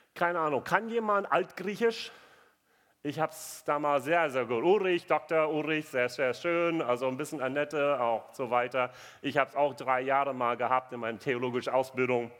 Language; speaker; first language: German; non-native, fluent; English